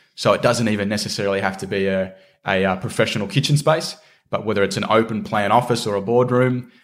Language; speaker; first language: English; native; English